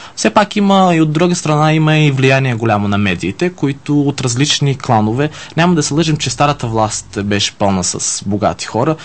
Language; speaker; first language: Bulgarian; early bilingual, heritage; Bulgarian